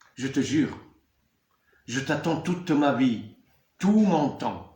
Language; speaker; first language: French; non-native, local second language; Arabic